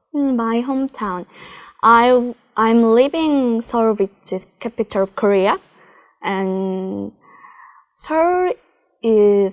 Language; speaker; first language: English; non-native, learner; Korean